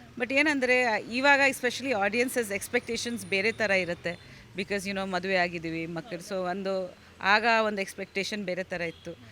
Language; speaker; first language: Kannada; non-native, fluent; Bangla